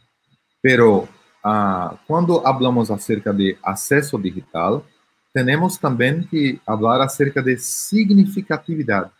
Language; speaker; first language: Spanish; non-native, fluent; Portuguese